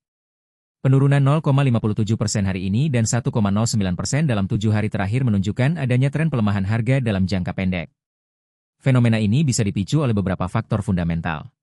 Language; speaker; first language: Indonesian; native; Indonesian